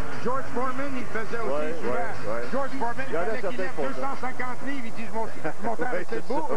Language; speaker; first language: French; native; French